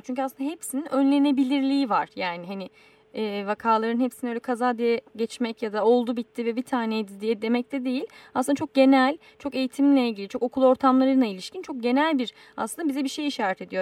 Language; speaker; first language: Turkish; native; Turkish